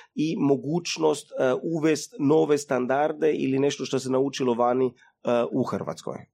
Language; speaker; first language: Croatian; early bilingual, heritage; Croatian